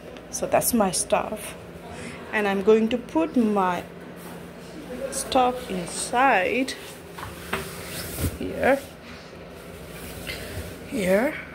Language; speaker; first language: English; non-native, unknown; Korean